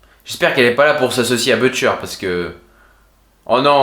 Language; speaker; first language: French; native; French